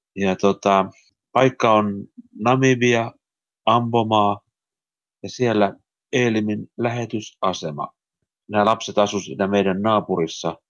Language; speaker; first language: Finnish; early bilingual, heritage; Finnish